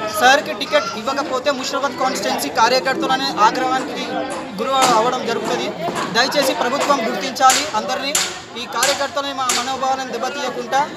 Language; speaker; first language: Telugu; native; Telugu